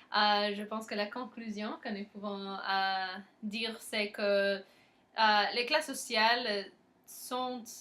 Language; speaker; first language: French; non-native, learner; English